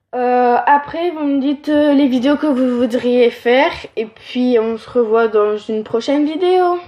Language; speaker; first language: French; native; French